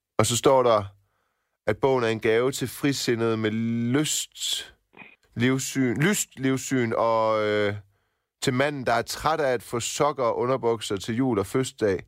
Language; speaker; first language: Danish; native; Danish